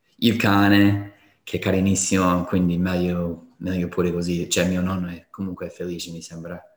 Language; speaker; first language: Italian; non-native, fluent; English